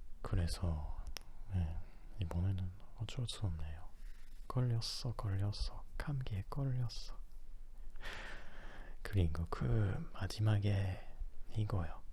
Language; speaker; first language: Korean; non-native, learner; French